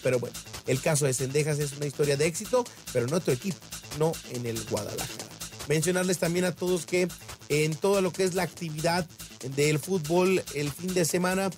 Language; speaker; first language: Spanish; native; Spanish